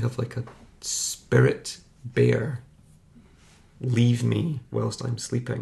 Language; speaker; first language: English; native; English